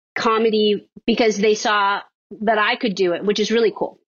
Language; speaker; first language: English; native; English